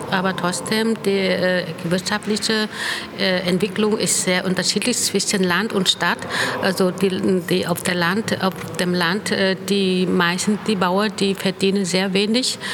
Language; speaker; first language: German; non-native, fluent; Vietnamese